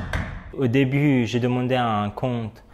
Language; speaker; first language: French; non-native, fluent; Persian